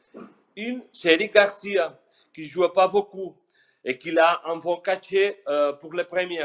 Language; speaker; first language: French; non-native, fluent; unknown